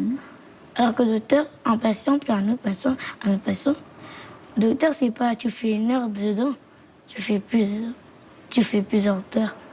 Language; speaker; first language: French; early bilingual, other home language; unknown